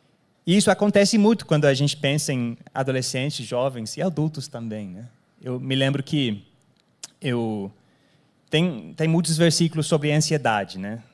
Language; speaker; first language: Portuguese; non-native, fluent; English